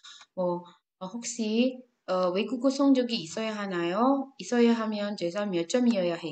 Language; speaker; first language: Korean; non-native, fluent; Indonesian